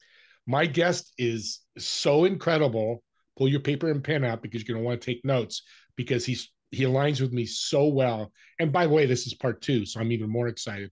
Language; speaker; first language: English; native; English